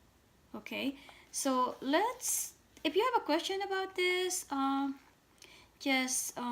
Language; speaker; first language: English; non-native, fluent; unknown